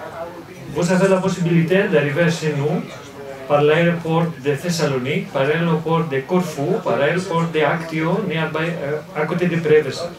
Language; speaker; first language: French; non-native, fluent; Greek